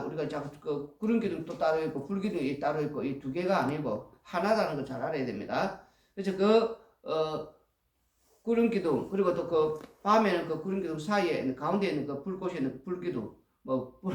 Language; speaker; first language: Korean; native; Korean